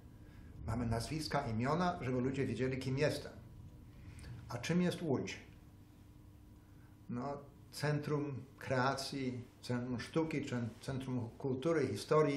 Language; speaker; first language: Polish; early bilingual, heritage; Polish